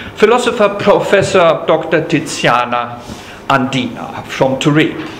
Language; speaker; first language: English; non-native, fluent; German